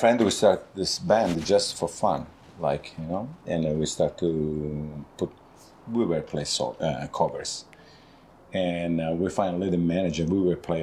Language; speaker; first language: English; non-native, fluent; Italian